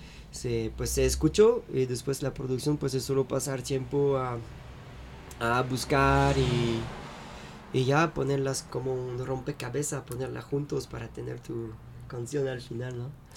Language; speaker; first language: Spanish; non-native, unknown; French